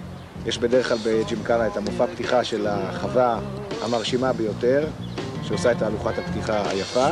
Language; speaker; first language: Hebrew; native; Hebrew